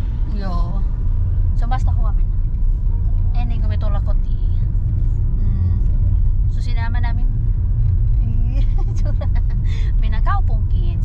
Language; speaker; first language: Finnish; non-native, learner; Filipino